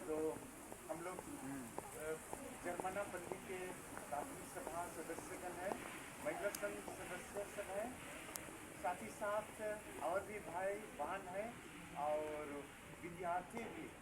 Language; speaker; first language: Hindi; native; Hindi